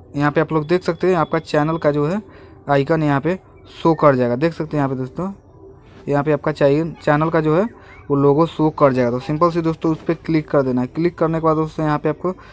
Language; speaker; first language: Hindi; native; Hindi